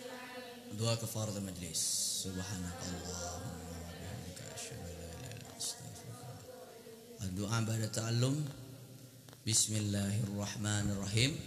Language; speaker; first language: Arabic; non-native, fluent; Indonesian